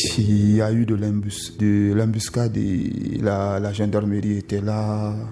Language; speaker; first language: French; non-native, local second language; Susu